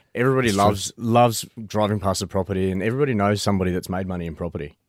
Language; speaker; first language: English; native; English